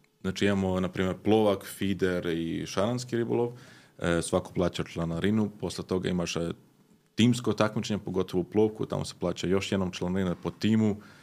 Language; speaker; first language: Serbian; early bilingual, heritage; Serbian